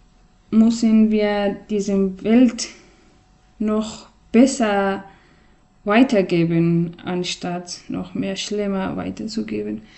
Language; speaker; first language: German; non-native, learner; Persian